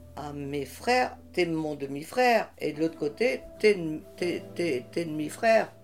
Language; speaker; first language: French; early bilingual, heritage; French